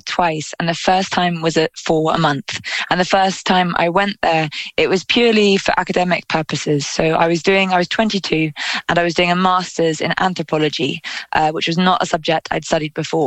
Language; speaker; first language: English; native; English